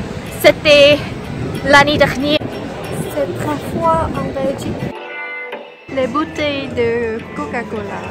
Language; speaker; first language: French; non-native, learner; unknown